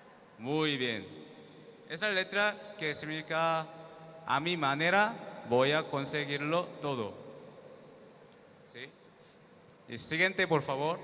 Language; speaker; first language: Spanish; non-native, learner; Korean